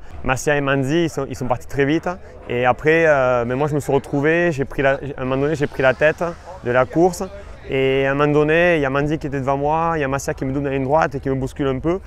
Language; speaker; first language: French; native; French